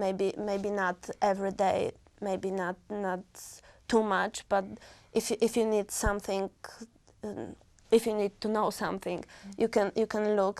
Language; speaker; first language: English; non-native, learner; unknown